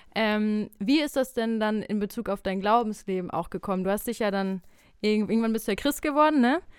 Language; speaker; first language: German; native; German